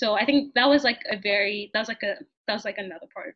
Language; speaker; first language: English; non-native, local second language; Yoruba